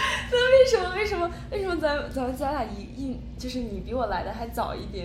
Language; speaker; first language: Chinese; native; Chinese